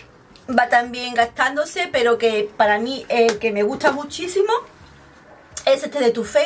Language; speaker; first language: Spanish; native; Spanish